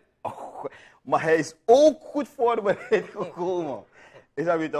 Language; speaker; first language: Dutch; native; Dutch